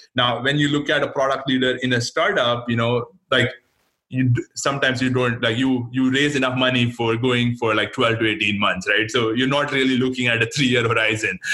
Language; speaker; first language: English; non-native, local second language; Hindi